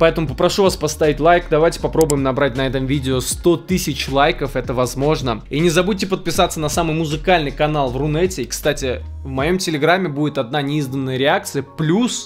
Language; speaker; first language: Russian; native; Russian